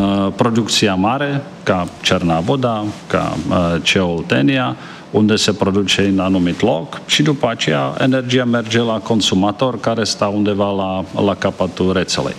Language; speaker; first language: Romanian; non-native, fluent; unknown